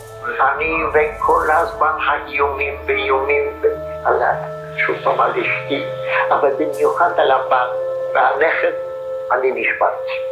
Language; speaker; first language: Hebrew; non-native, fluent; Polish